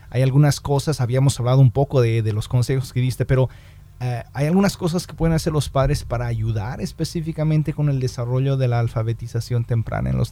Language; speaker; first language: Spanish; native; Spanish